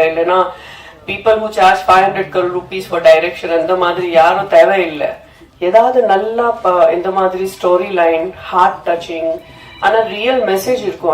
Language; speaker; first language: Tamil; non-native, learner; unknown